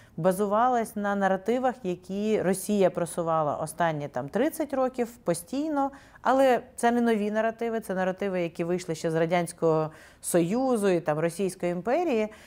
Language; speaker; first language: Ukrainian; native; Ukrainian